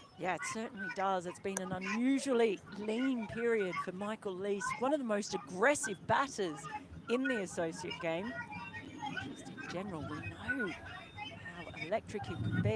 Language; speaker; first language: English; native; English